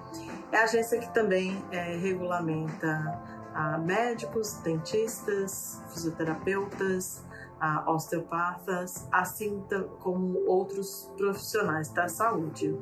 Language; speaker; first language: Portuguese; early bilingual, heritage; Portuguese